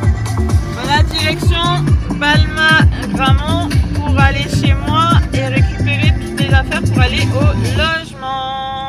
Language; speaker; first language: French; native; French